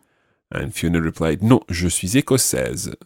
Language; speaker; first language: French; non-native, fluent; English